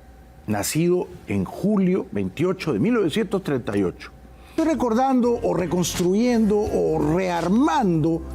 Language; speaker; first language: Spanish; native; Spanish